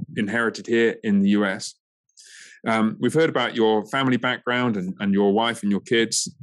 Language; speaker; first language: English; native; English